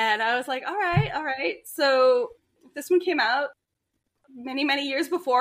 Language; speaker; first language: English; native; English